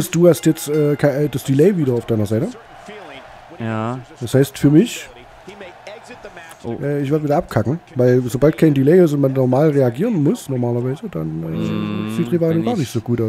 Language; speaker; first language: German; native; German